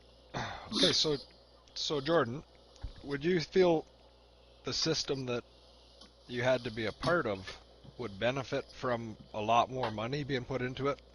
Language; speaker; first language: English; native; English